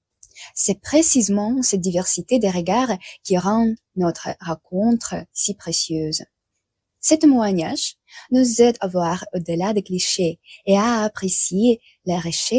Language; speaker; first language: French; non-native, fluent; Russian